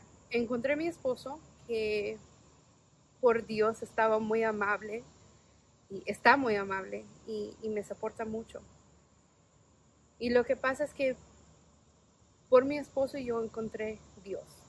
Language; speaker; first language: Spanish; non-native, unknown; English